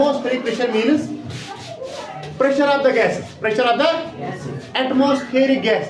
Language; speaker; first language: Hindi; non-native, local second language; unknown